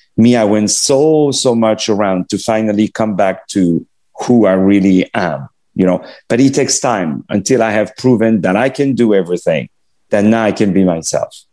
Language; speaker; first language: English; non-native, fluent; French